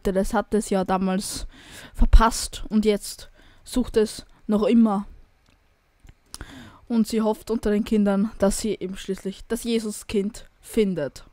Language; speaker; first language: German; native; German